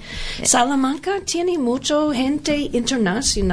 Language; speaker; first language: Spanish; non-native, learner; English